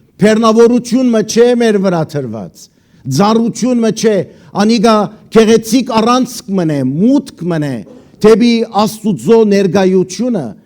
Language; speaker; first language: Armenian; early bilingual, heritage; Armenian